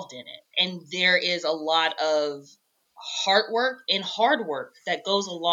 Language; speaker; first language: English; native; English